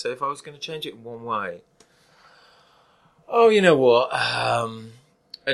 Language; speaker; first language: English; native; English